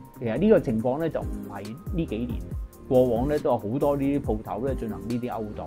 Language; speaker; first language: Cantonese; native; Cantonese